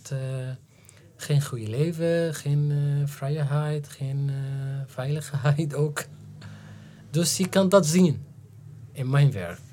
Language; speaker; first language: Dutch; non-native, learner; Arabic